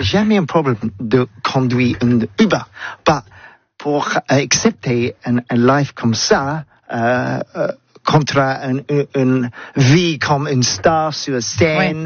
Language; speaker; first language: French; non-native, learner; English